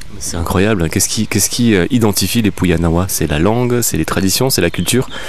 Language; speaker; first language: French; native; French